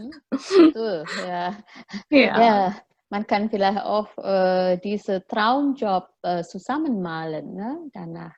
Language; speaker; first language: German; non-native, fluent; Indonesian